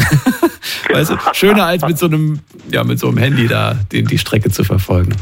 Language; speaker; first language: German; native; German